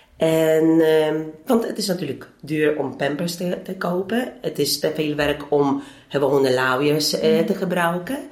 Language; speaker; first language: Dutch; non-native, fluent; Polish